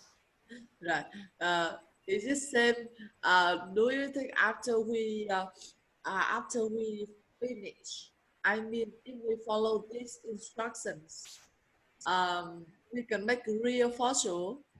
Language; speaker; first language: English; non-native, learner; Vietnamese